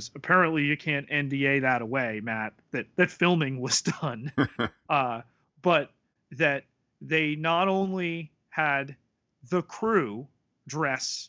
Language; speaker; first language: English; native; English